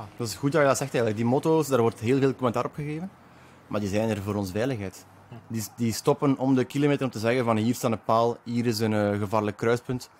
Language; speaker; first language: Dutch; native; Dutch